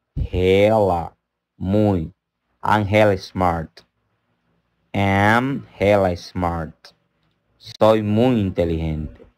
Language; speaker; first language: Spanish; native; Spanish